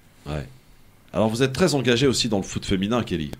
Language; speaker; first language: French; native; French